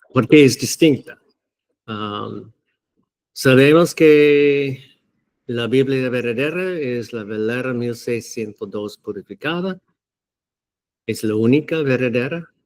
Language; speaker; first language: Spanish; non-native, fluent; English